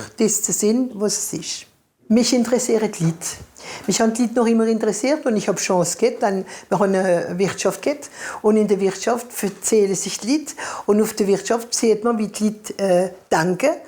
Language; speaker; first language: German; non-native, local second language; Swiss German